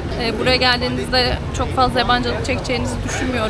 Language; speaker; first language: Turkish; native; Turkish